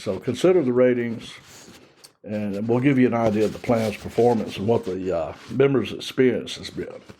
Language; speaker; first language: English; native; English